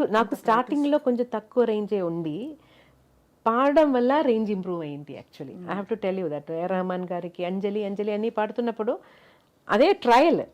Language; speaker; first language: Telugu; non-native, local second language; Malayalam